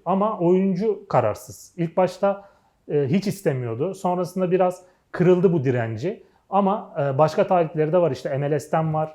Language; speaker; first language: Turkish; native; Turkish